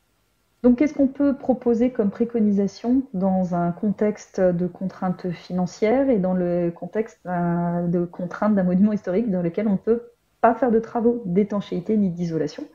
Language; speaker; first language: French; native; French